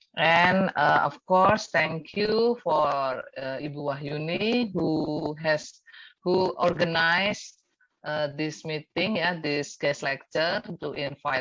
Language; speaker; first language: English; non-native, fluent; Indonesian